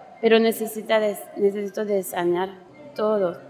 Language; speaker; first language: Spanish; non-native, learner; French